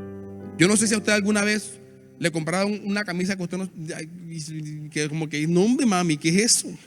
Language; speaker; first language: Spanish; native; Spanish